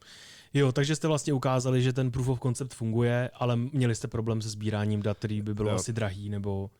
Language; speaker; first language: Czech; native; Czech